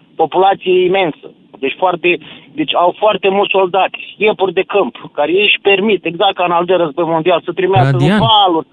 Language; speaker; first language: Romanian; native; Romanian